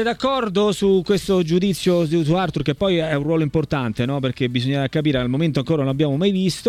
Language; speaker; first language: Italian; native; Italian